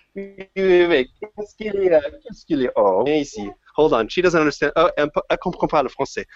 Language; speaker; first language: French; non-native, fluent; English